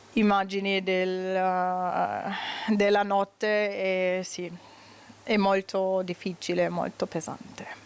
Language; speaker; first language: Italian; non-native, learner; German